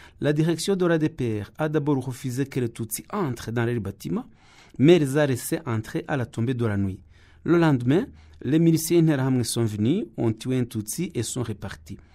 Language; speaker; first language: French; non-native, local second language; Kinyarwanda